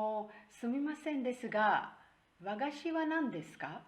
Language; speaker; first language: Japanese; non-native, fluent; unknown